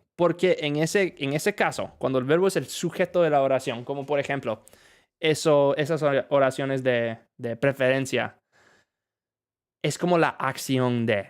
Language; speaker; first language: Spanish; non-native, fluent; English